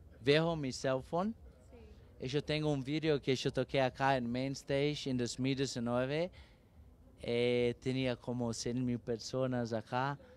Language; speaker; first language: Spanish; non-native, learner; Portuguese